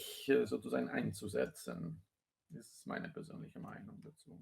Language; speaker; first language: German; non-native, fluent; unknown